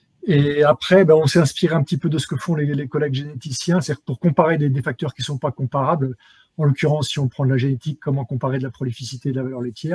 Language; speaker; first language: French; native; French